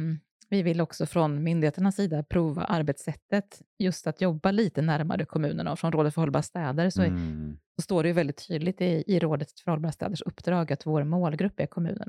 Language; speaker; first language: Swedish; native; Swedish